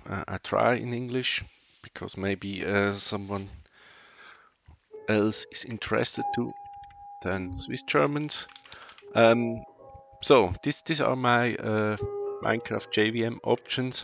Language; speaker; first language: English; non-native, learner; Swiss German